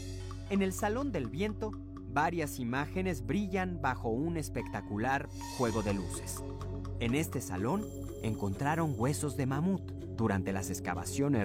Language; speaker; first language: Spanish; native; Spanish